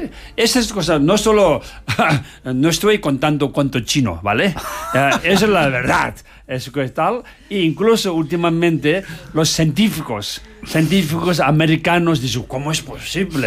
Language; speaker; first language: Spanish; non-native, learner; Tibetan